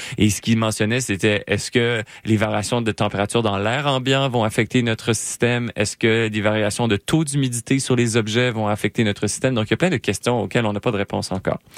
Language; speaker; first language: French; native; French